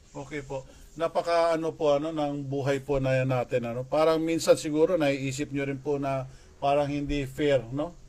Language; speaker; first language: Filipino; native; Filipino